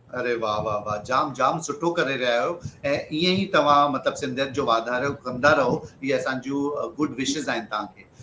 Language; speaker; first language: Sindhi; early bilingual, heritage; Sindhi